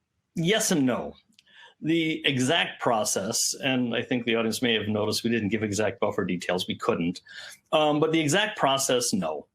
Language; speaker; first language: English; native; English